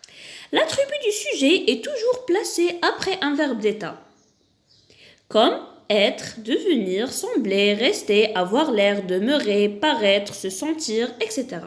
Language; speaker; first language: French; non-native, local second language; Arabic